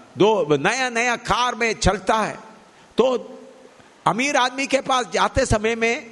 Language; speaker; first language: Hindi; non-native, local second language; Malayalam